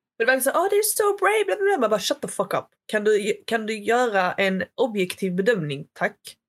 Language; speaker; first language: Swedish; early bilingual, other home language; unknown